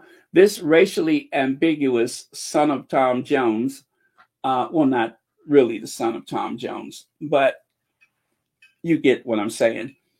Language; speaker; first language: English; native; English